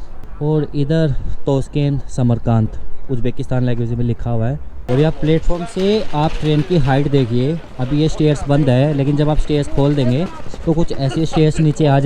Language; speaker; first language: Hindi; native; Hindi